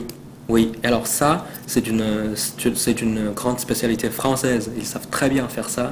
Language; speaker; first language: French; non-native, fluent; Chinese